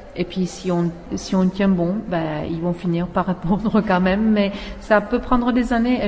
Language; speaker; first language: French; non-native, fluent; Czech